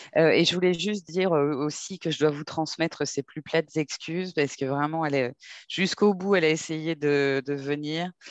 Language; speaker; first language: French; native; French